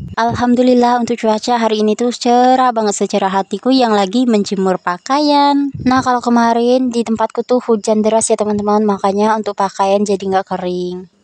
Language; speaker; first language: Indonesian; non-native, local second language; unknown